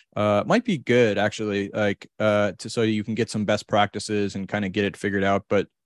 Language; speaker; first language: English; native; English